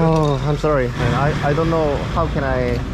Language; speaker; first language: English; non-native, learner; Korean